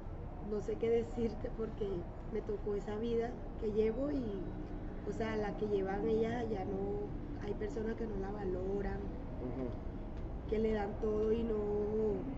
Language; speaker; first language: Spanish; native; Spanish